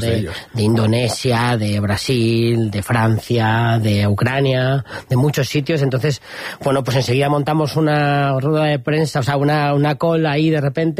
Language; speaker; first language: Spanish; native; Spanish